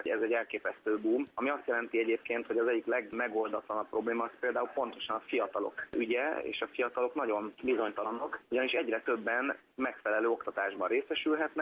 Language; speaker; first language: Hungarian; native; Hungarian